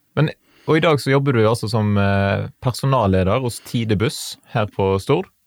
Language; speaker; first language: Norwegian; native; Norwegian